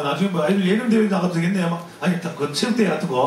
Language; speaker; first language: Korean; native; Korean